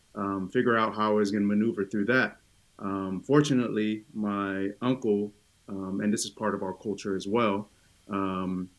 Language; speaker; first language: English; early bilingual, other home language; Tongan